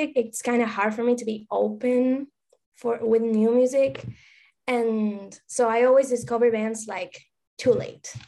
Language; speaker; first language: English; non-native, fluent; Spanish